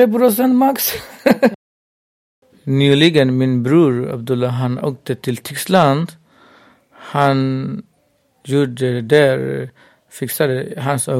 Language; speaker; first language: Swedish; non-native, local second language; Burmese